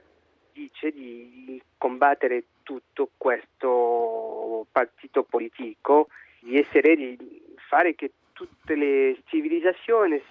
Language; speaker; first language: Italian; non-native, learner; French